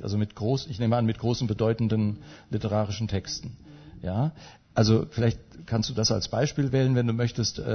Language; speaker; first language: German; native; German